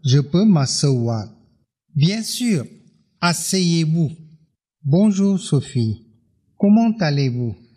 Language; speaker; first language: French; non-native, fluent; Tamil